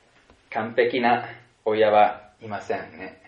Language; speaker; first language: Japanese; non-native, fluent; German